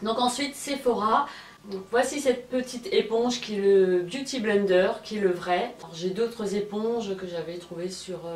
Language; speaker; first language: French; native; French